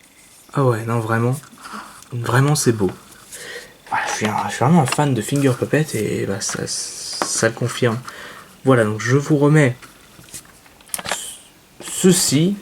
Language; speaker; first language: French; native; French